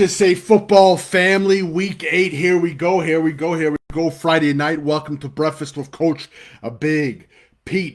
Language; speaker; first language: English; native; English